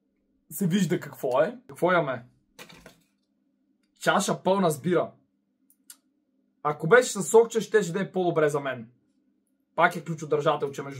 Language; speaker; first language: Bulgarian; native; Bulgarian